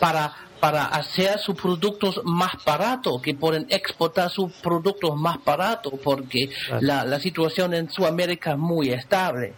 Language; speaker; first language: Spanish; non-native, fluent; German